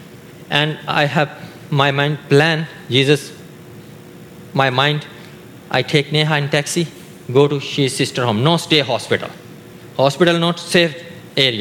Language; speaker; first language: English; non-native, learner; Urdu